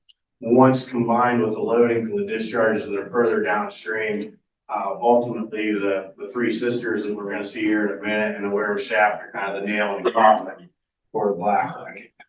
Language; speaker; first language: English; native; English